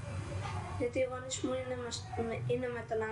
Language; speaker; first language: Greek; early bilingual, other home language; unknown